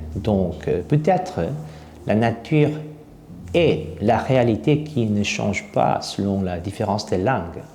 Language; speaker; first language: French; non-native, fluent; Korean